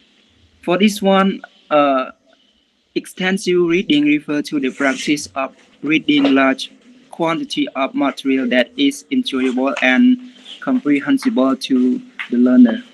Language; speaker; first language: English; non-native, learner; Khmer